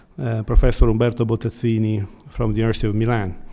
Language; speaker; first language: English; non-native, fluent; Italian